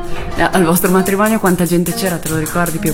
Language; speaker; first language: Italian; native; Italian